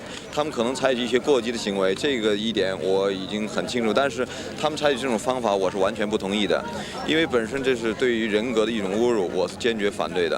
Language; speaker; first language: Chinese; native; Chinese